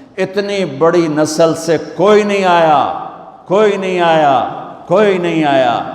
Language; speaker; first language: Urdu; non-native, local second language; Punjabi